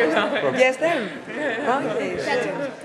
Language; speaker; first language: German; non-native, fluent; Greek